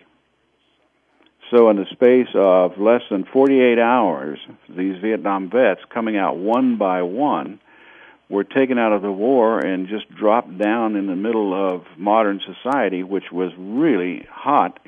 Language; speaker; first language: English; native; English